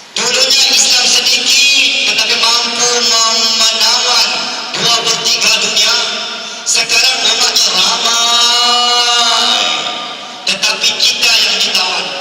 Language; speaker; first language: Malay; native; Malay